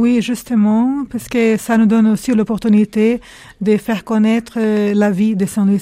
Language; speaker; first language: French; non-native, fluent; Portuguese